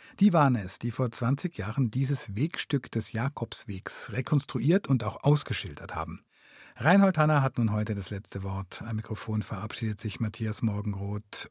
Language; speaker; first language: German; native; German